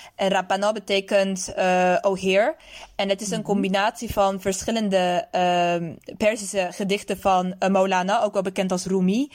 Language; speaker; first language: Dutch; early bilingual, other home language; Persian